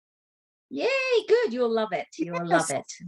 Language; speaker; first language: English; native; English